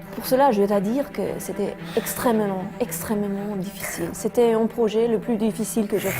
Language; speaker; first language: French; non-native, fluent; Italian